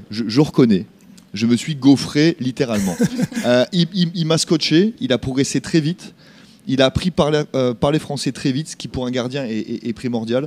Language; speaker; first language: French; native; French